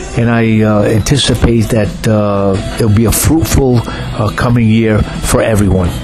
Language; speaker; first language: English; early bilingual, other home language; Greek